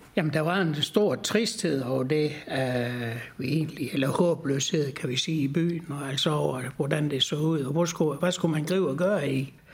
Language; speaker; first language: Danish; native; Danish